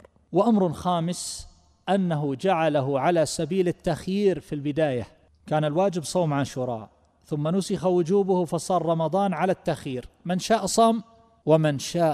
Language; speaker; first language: Arabic; native; Arabic